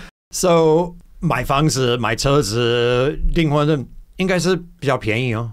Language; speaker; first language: Chinese; non-native, fluent; English